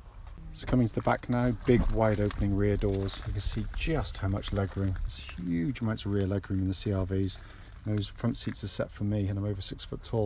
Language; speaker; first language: English; native; English